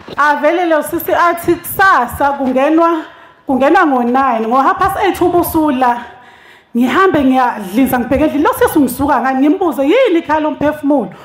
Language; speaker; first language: Zulu; native; Zulu